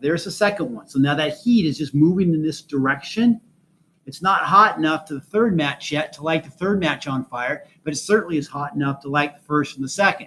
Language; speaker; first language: English; native; English